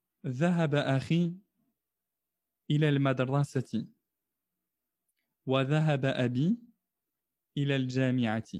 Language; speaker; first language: Arabic; non-native, fluent; French